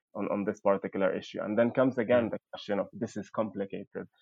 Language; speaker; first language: English; non-native, fluent; Arabic